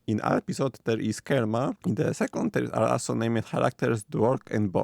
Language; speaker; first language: English; non-native, fluent; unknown